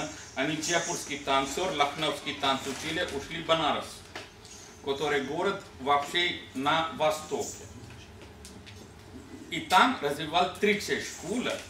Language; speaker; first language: Russian; non-native, learner; Hindi